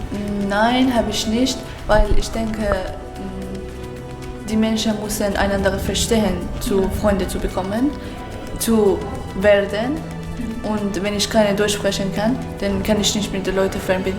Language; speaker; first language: German; non-native, learner; Persian